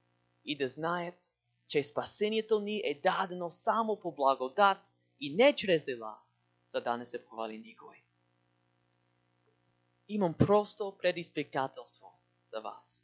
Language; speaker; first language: Bulgarian; non-native, learner; English